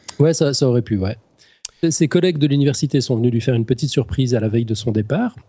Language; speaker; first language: French; native; French